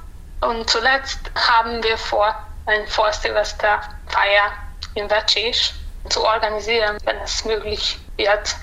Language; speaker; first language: German; non-native, local second language; Hungarian